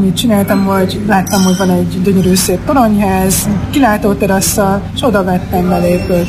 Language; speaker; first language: Hungarian; native; Hungarian